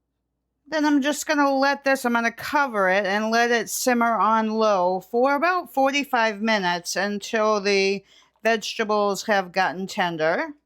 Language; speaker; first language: English; native; English